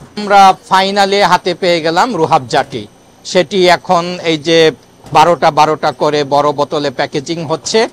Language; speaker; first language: Bangla; native; Bangla